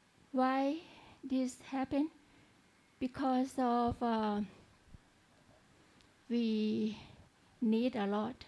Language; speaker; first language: English; non-native, learner; Thai